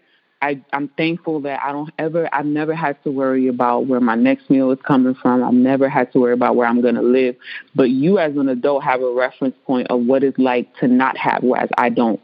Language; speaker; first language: English; early bilingual, other home language; Spanish